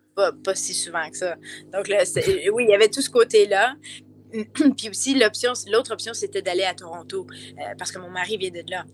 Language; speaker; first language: French; native; French